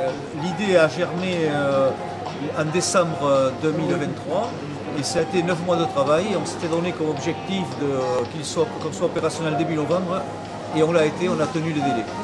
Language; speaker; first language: French; native; French